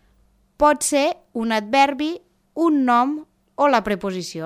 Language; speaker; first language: Catalan; native; Catalan